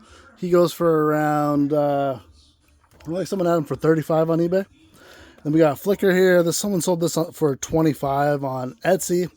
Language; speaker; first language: English; native; English